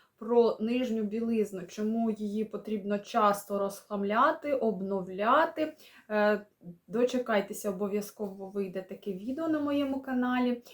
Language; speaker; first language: Ukrainian; non-native, local second language; Russian